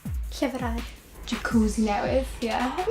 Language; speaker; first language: Welsh; native; Welsh